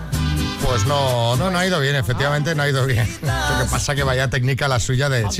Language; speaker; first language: Spanish; native; Spanish